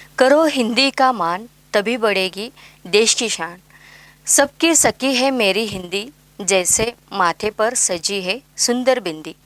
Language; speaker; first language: Hindi; non-native, local second language; Marathi